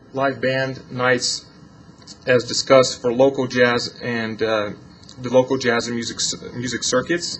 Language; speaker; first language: English; non-native, fluent; Polish